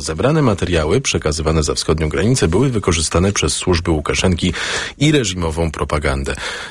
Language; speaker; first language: Polish; native; Polish